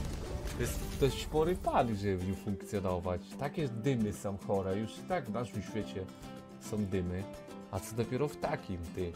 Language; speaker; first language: Polish; native; Polish